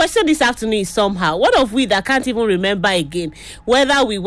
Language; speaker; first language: English; non-native, local second language; Yoruba